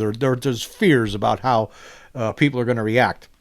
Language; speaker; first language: English; native; English